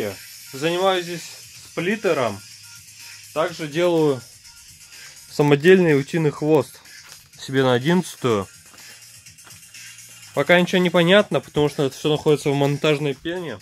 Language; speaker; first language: Russian; native; Russian